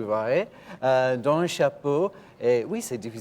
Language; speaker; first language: French; non-native, fluent; English